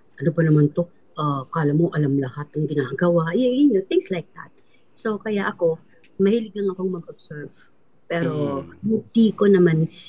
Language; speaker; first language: Filipino; non-native, local second language; Cebuano